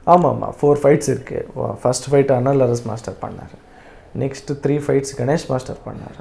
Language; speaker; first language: Tamil; non-native, learner; Kannada